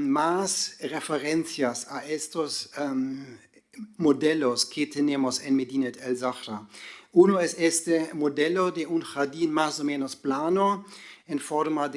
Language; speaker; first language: Spanish; non-native, fluent; German